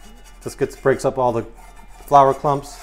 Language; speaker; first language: English; native; English